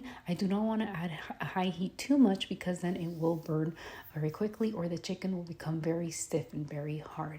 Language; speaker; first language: English; early bilingual, other home language; Spanish